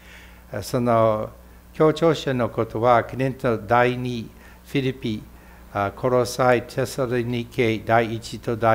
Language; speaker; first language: Japanese; non-native, fluent; English